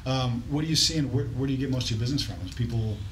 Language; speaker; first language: English; native; English